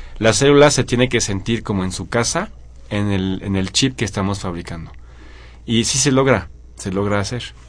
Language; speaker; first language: Spanish; non-native, fluent; French